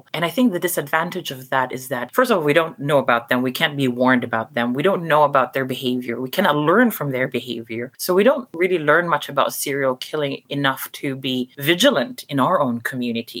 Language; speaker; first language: English; non-native, local second language; Cebuano